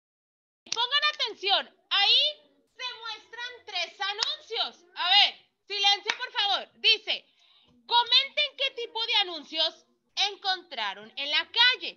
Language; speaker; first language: Spanish; native; Spanish